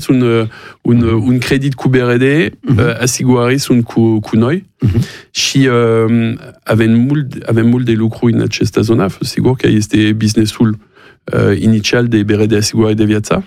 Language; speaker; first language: Romanian; non-native, learner; French